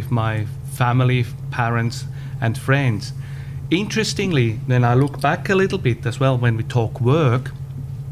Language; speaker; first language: English; non-native, fluent; German